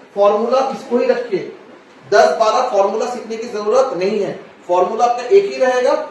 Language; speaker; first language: Hindi; non-native, local second language; Bangla